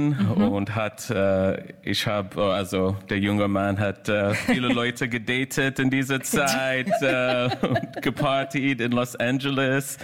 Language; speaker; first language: German; non-native, learner; English